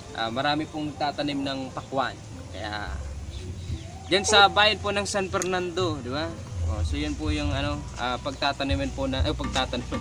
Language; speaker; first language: Filipino; non-native, local second language; Bikol